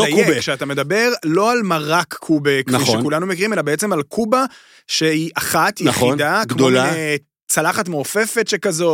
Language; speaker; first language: Hebrew; native; Hebrew